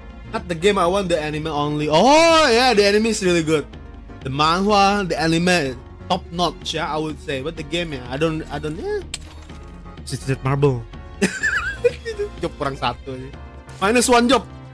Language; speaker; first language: English; non-native, fluent; Indonesian